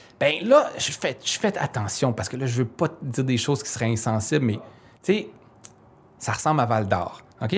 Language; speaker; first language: French; native; French